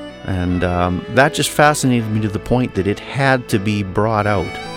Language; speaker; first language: English; native; English